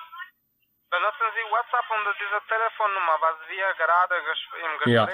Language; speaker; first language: German; non-native, fluent; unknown